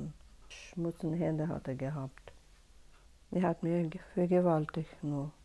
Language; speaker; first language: German; non-native, learner; Russian